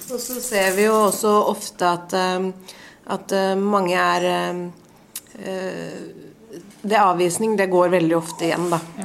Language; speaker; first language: Norwegian; native; Norwegian